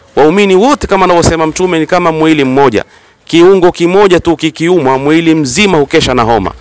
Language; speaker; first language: Swahili; native; Swahili